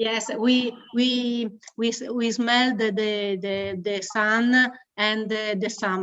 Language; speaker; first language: English; non-native, learner; Italian